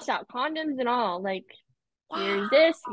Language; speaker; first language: English; native; English